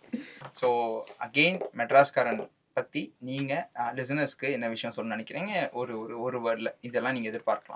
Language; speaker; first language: Tamil; native; Tamil